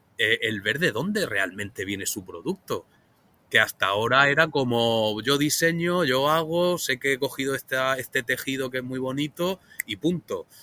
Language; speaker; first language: Spanish; native; Spanish